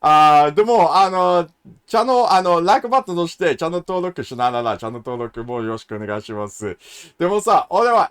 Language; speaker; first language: Japanese; non-native, learner; English